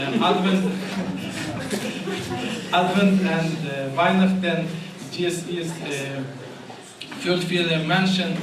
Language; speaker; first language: German; non-native, learner; Ukrainian